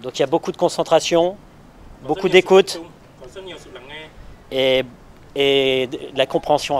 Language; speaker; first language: French; native; French